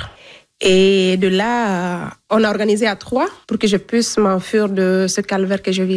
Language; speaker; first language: French; non-native, local second language; Fula